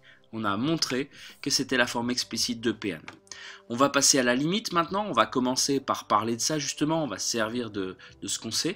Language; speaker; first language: French; native; French